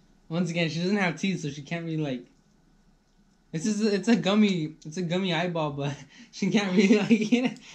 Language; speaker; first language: English; early bilingual, other home language; Spanish